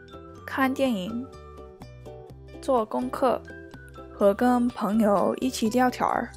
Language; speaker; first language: Chinese; non-native, learner; English